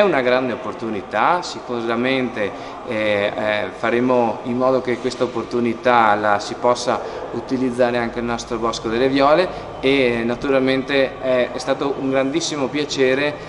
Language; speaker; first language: Italian; native; Italian